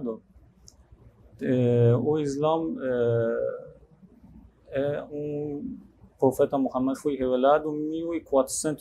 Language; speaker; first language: Portuguese; non-native, fluent; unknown